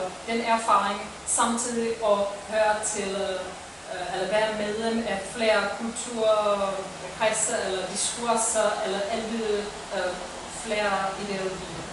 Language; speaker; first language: Danish; non-native, fluent; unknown